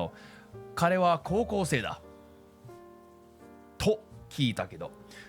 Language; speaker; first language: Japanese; non-native, fluent; English